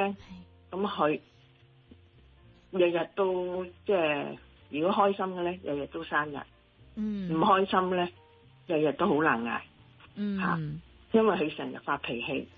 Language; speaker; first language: Cantonese; native; Cantonese